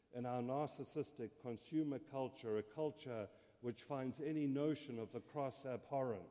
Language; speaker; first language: English; native; English